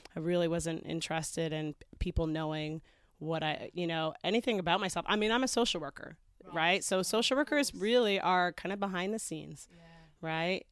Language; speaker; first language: English; native; English